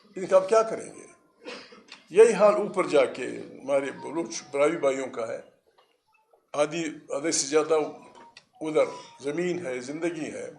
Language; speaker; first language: Urdu; non-native, local second language; Pashto